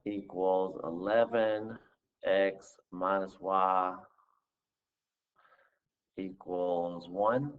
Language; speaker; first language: English; native; English